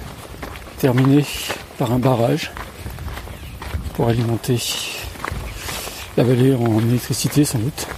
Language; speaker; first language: French; native; French